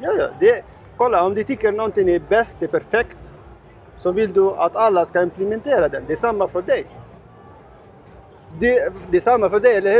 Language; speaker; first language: Swedish; non-native, learner; Arabic